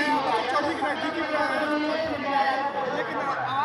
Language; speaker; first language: Hindi; native; Hindi